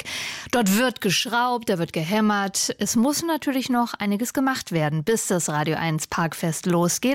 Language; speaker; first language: German; native; German